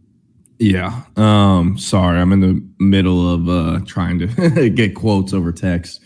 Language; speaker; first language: English; native; English